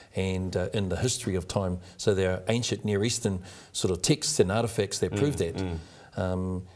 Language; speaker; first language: English; native; English